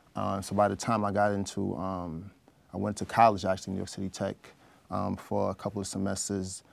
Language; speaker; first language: English; native; English